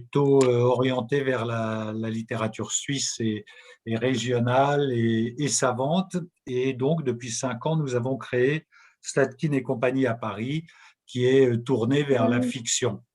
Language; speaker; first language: French; native; French